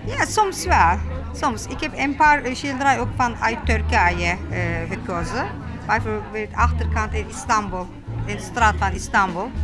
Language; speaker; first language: Dutch; non-native, learner; Turkish